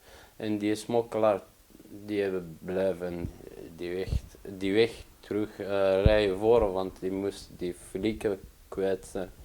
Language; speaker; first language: Dutch; non-native, learner; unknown